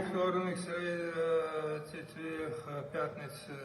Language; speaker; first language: Russian; non-native, learner; Polish